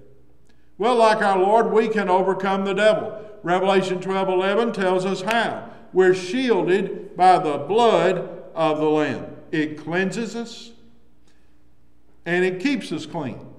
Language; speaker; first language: English; native; English